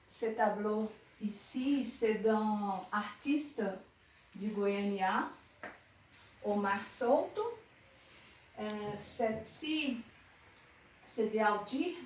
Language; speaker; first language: French; non-native, learner; Portuguese